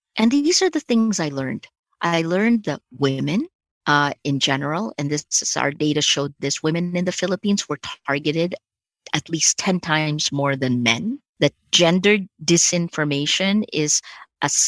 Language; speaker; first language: English; early bilingual, other home language; Filipino